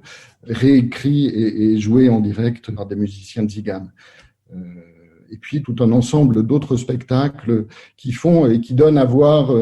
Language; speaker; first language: French; native; French